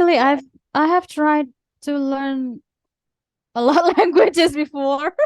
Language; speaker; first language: English; non-native, fluent; Indonesian